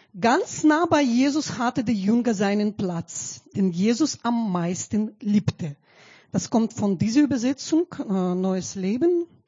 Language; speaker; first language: German; non-native, fluent; Russian